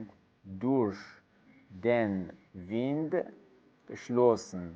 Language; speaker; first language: German; non-native, fluent; Persian